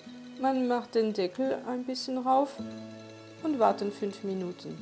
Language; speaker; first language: German; non-native, fluent; French